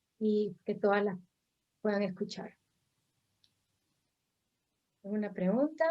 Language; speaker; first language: Spanish; native; Spanish